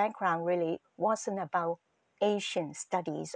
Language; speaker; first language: English; non-native, local second language; Cantonese